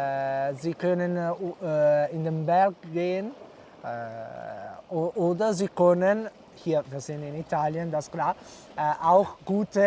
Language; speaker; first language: German; non-native, learner; Italian